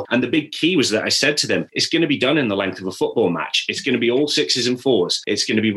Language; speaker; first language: English; native; English